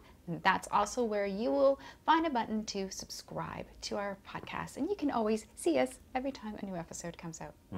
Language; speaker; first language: English; native; English